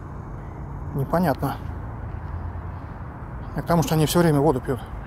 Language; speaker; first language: Russian; native; Russian